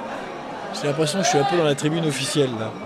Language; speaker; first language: French; native; French